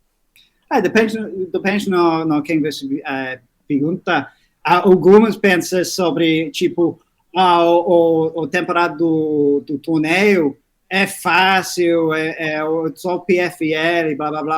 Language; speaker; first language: Portuguese; non-native, learner; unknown